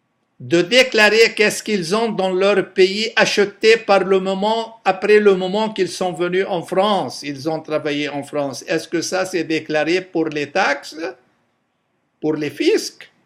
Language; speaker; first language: French; non-native, local second language; Arabic